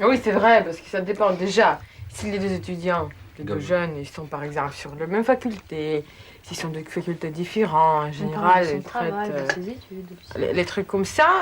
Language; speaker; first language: French; non-native, fluent; Russian